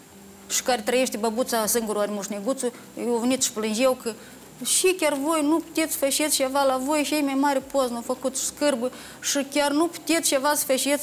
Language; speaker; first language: Romanian; native; Romanian